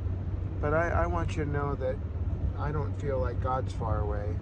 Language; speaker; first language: English; native; English